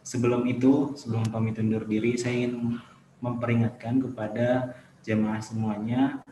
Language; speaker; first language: Indonesian; native; Indonesian